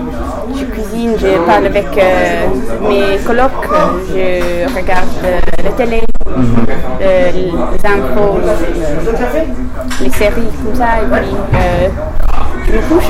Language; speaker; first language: French; non-native, learner; English